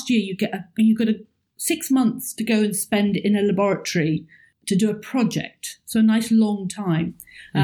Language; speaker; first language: English; native; English